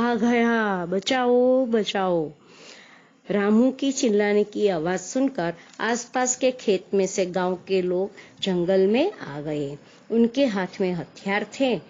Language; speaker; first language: Hindi; non-native, local second language; Gujarati